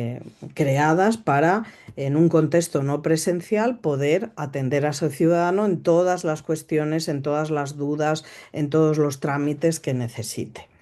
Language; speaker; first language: Spanish; native; Spanish